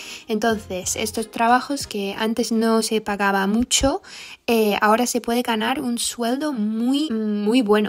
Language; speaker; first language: Spanish; non-native, fluent; English